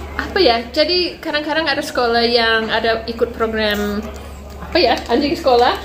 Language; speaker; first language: Indonesian; non-native, fluent; English